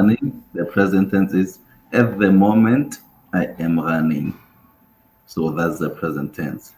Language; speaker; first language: English; non-native, fluent; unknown